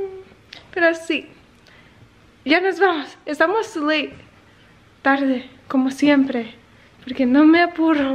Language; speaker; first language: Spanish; early bilingual, other home language; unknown